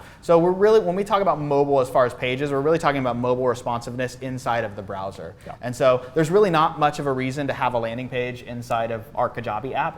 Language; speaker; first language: English; native; English